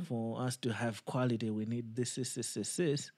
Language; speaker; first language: English; non-native, local second language; Nyanja